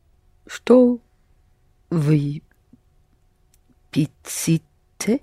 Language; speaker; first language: Russian; non-native, learner; English